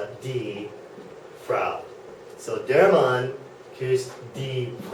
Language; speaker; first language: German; non-native, fluent; English